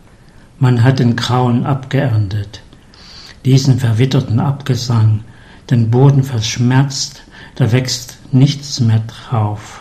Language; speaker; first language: German; native; German